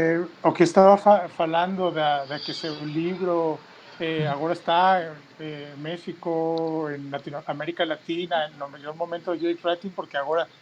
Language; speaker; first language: Portuguese; non-native, fluent; Spanish